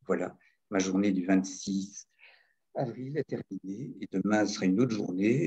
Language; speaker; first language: French; native; French